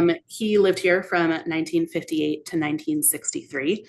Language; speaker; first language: English; native; English